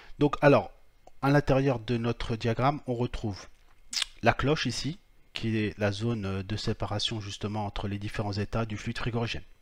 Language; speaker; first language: French; native; French